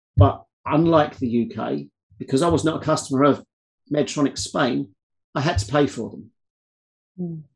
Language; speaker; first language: English; native; English